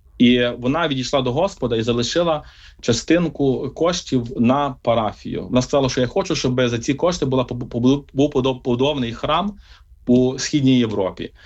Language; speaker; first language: Ukrainian; native; Ukrainian